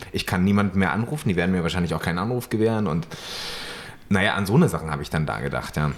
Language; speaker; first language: German; native; German